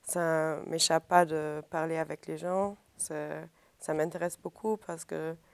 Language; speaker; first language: French; non-native, fluent; German